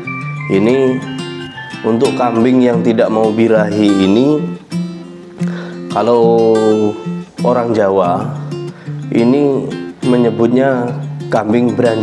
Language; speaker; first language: Indonesian; non-native, local second language; Javanese